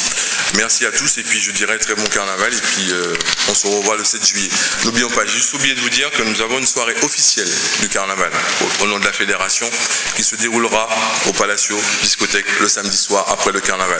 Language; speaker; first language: French; native; French